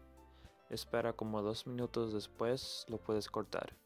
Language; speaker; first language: Spanish; non-native, learner; English